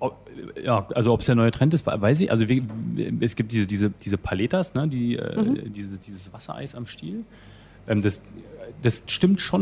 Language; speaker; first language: German; native; German